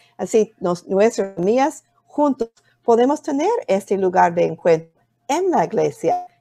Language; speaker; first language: Spanish; non-native, fluent; English